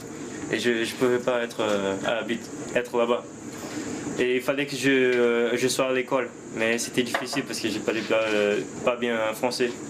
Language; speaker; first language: French; non-native, fluent; Portuguese